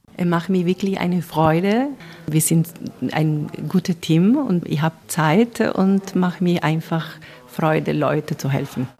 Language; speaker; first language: German; non-native, fluent; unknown